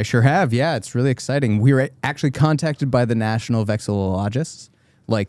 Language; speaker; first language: English; native; English